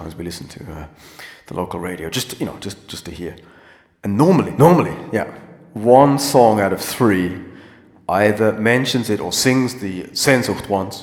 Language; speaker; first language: English; native; English